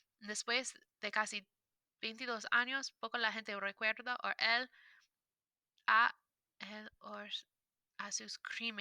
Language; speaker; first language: Spanish; non-native, fluent; English